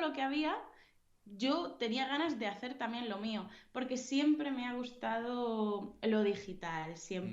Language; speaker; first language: Spanish; native; Spanish